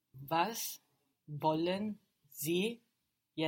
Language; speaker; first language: German; non-native, learner; English